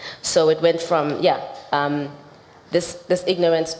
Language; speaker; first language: English; non-native, local second language; Xhosa